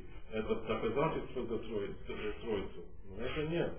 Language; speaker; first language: Russian; non-native, fluent; English